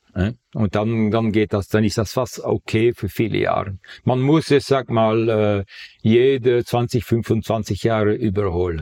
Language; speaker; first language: German; non-native, fluent; Dutch